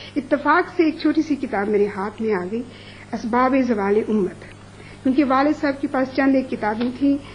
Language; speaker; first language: Urdu; non-native, local second language; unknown